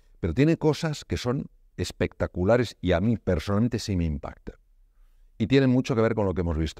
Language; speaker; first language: Spanish; native; Spanish